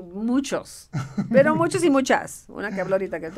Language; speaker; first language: Spanish; native; Spanish